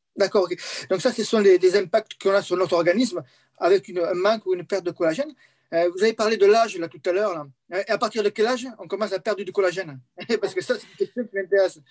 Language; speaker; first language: French; native; French